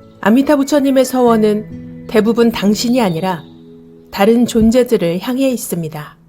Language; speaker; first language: Korean; native; Korean